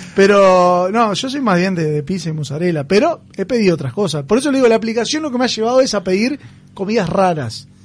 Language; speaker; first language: Spanish; native; Spanish